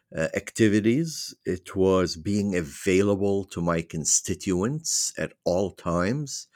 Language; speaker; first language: English; non-native, fluent; Arabic